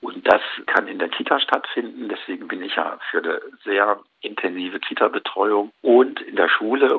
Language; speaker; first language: German; native; German